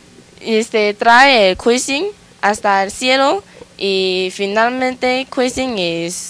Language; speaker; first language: Spanish; non-native, learner; Chinese